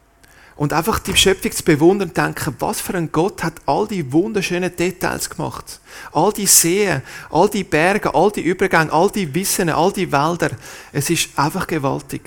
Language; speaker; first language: German; native; German